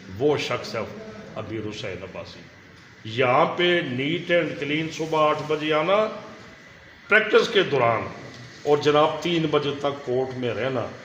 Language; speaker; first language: Urdu; non-native, local second language; Northern Hindko